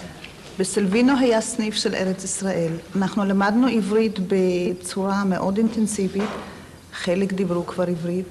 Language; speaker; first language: Hebrew; non-native, fluent; Polish